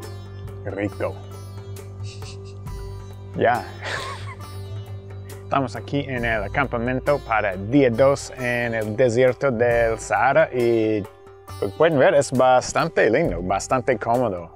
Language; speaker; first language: Spanish; non-native, fluent; English